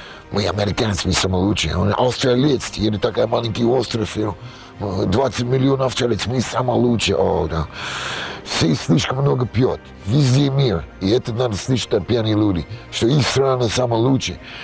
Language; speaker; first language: Russian; non-native, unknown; English